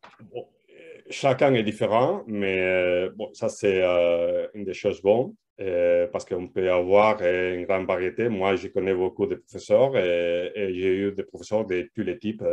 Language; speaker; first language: French; non-native, fluent; Spanish